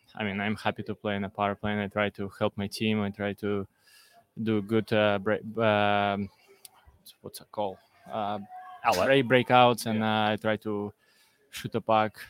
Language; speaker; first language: English; non-native, learner; Russian